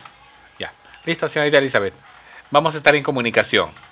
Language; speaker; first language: Spanish; native; Spanish